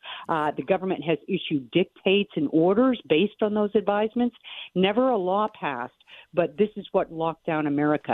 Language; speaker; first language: English; native; English